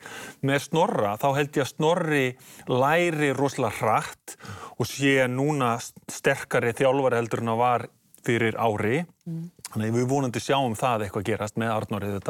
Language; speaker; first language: Icelandic; native; Icelandic